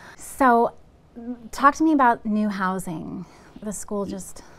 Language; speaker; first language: English; native; English